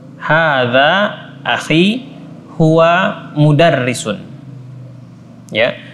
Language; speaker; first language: Arabic; non-native, fluent; Indonesian